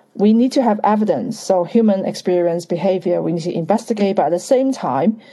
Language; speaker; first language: English; non-native, fluent; Bulgarian